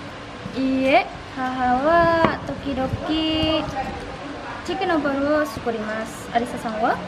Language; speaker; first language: Japanese; non-native, learner; Indonesian